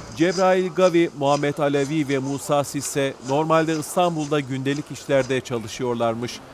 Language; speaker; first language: Turkish; native; Turkish